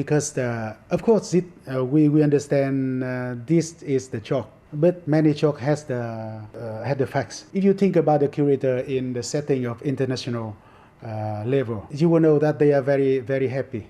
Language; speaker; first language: English; non-native, fluent; Vietnamese